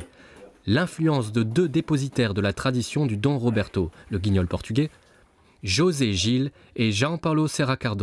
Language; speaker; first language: French; native; French